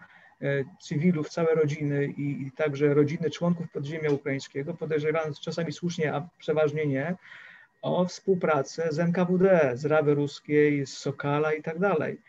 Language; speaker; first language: Polish; native; Polish